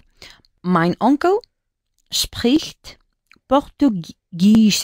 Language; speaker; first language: German; non-native, learner; Spanish